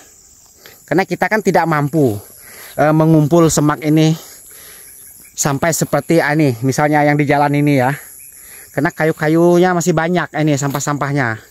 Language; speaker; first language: Indonesian; native; Indonesian